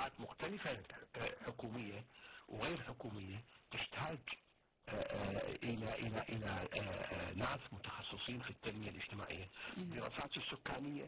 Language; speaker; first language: Arabic; native; Arabic